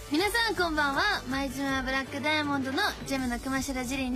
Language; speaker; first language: Japanese; native; Japanese